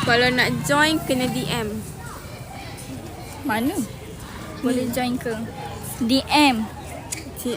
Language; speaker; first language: Malay; native; Malay